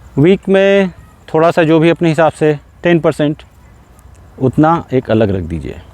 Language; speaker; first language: Hindi; native; Hindi